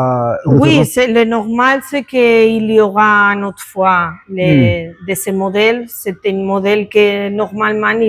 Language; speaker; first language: French; non-native, learner; Spanish